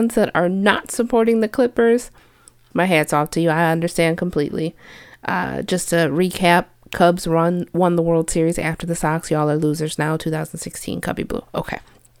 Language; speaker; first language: English; native; English